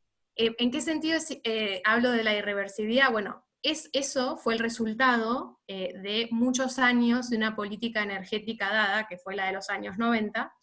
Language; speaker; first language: Spanish; native; Spanish